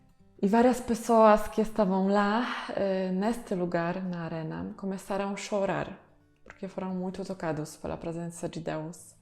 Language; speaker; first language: Portuguese; non-native, fluent; Polish